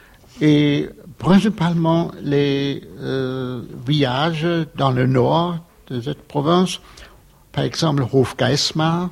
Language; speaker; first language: French; non-native, fluent; German